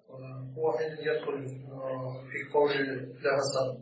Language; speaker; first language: Arabic; non-native, learner; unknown